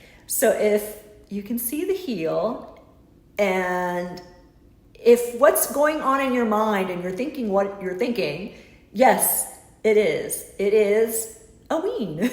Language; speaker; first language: English; native; English